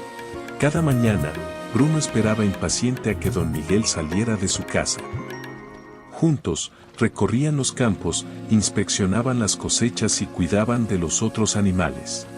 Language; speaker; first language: Spanish; native; Spanish